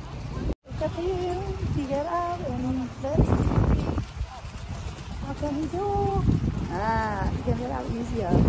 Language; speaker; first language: English; non-native, learner; Vietnamese